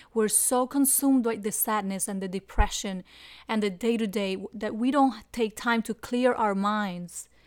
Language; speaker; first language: English; non-native, fluent; Spanish